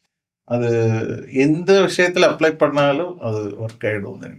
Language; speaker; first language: Tamil; non-native, fluent; Malayalam